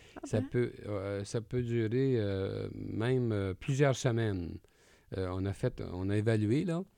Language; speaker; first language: French; native; French